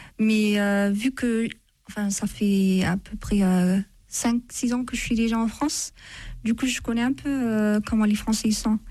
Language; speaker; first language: French; non-native, fluent; Amharic